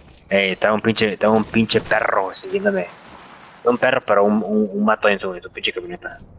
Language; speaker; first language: Spanish; early bilingual, heritage; Spanish